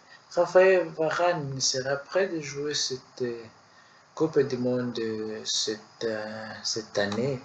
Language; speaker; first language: French; non-native, learner; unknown